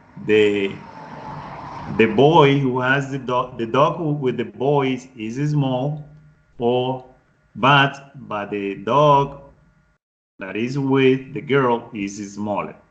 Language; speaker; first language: English; non-native, fluent; Spanish